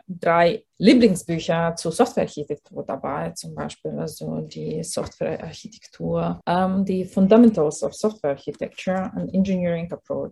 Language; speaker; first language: German; non-native, fluent; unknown